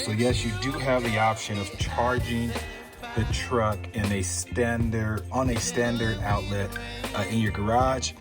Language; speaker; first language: English; native; English